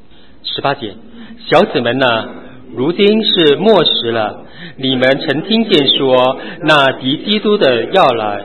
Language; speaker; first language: Chinese; native; Chinese